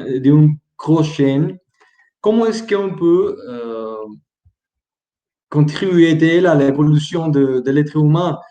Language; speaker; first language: French; non-native, learner; Spanish